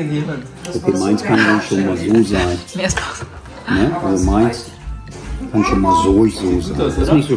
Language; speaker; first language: German; native; German